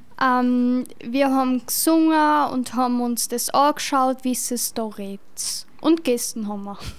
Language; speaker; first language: German; native; German